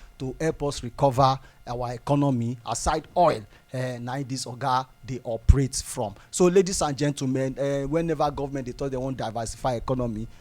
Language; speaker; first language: Nigerian Pidgin; non-native, local second language; Bini